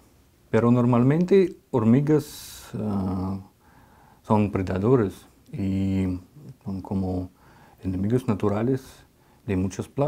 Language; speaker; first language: Spanish; non-native, fluent; Russian